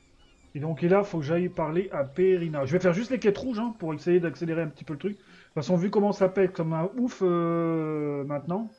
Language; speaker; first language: French; native; French